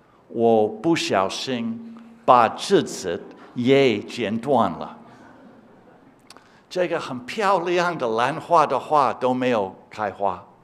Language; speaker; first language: Chinese; non-native, fluent; English